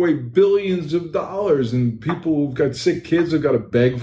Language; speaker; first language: English; native; English